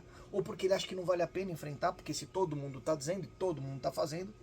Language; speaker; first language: Portuguese; native; Portuguese